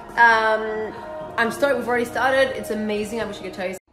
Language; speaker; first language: English; native; English